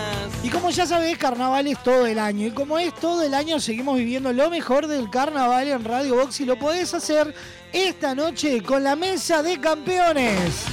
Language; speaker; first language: Spanish; native; Spanish